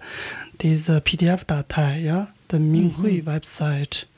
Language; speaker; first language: German; non-native, learner; Chinese